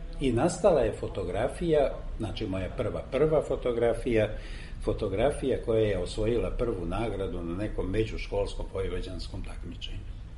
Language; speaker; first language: Serbian; non-native, local second language; Hungarian